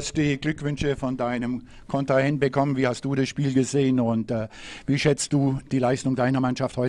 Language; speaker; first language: German; native; German